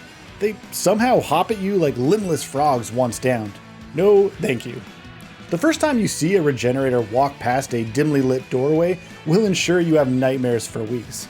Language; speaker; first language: English; native; English